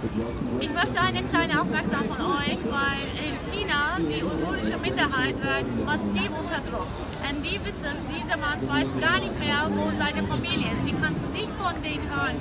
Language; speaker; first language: German; non-native, fluent; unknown